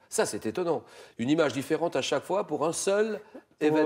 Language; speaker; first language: French; native; French